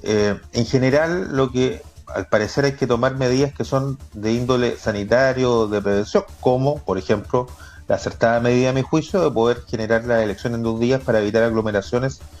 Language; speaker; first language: Spanish; native; Spanish